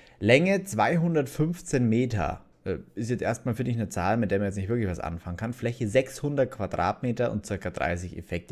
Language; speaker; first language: German; native; German